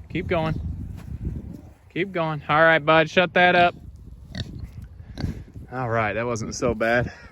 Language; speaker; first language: English; native; English